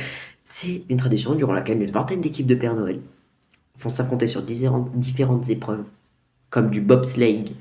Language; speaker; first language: French; native; French